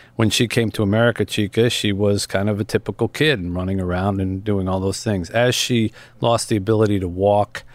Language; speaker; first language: English; native; English